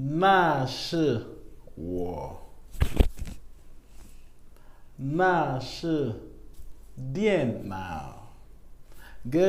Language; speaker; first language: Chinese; non-native, learner; English